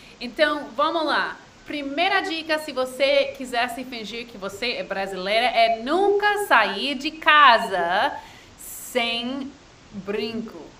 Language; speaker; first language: Portuguese; non-native, fluent; English